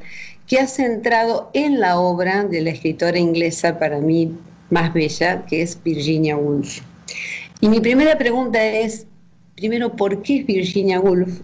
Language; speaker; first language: Spanish; native; Spanish